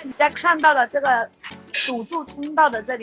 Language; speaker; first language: Chinese; native; Chinese